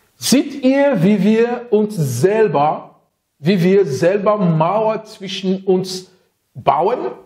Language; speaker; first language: German; non-native, fluent; French